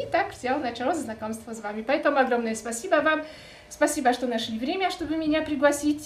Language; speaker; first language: Russian; non-native, fluent; Polish